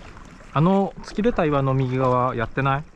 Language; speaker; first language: Japanese; native; Japanese